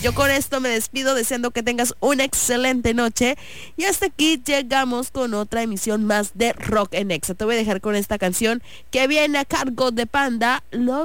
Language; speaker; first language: Spanish; native; Spanish